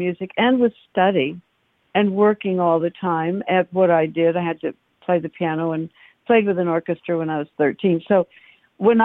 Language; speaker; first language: English; native; English